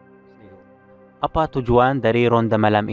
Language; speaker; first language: Indonesian; non-native, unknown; Arabic